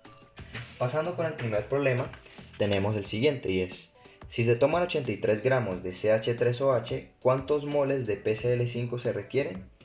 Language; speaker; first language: Spanish; native; Spanish